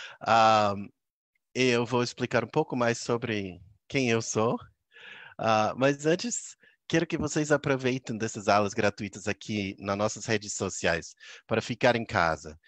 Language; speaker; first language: Portuguese; non-native, fluent; English